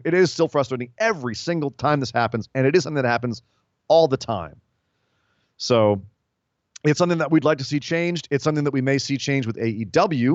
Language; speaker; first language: English; native; English